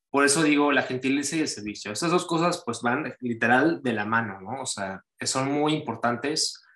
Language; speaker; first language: Spanish; native; Spanish